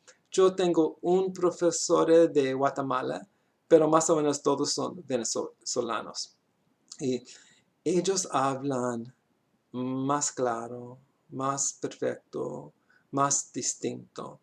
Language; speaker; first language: Spanish; non-native, learner; English